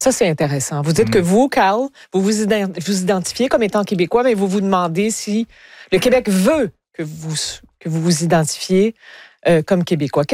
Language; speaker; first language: French; native; French